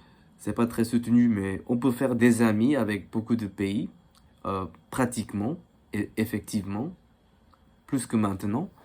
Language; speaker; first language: French; non-native, fluent; Korean